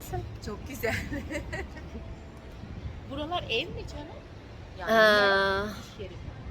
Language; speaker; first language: Turkish; native; Turkish